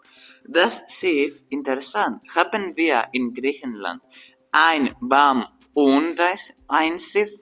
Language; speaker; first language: German; non-native, learner; Greek